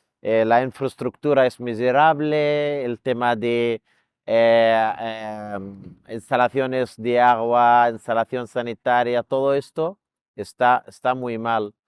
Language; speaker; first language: Spanish; non-native, fluent; Arabic